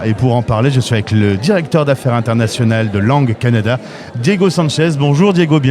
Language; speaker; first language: French; native; French